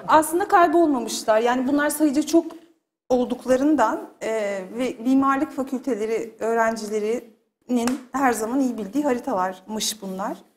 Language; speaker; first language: Turkish; native; Turkish